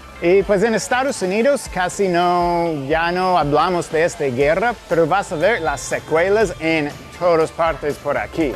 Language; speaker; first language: Spanish; non-native, fluent; English